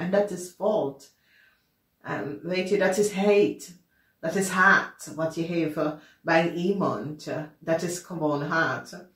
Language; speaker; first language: Dutch; non-native, fluent; English